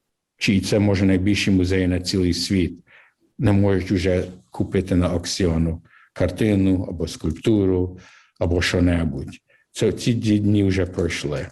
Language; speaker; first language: Ukrainian; early bilingual, heritage; English